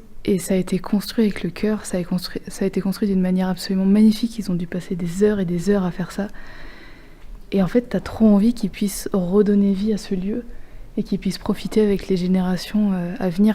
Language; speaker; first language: French; native; French